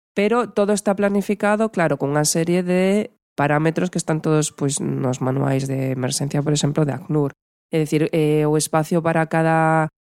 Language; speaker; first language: Galician; non-native, local second language; Spanish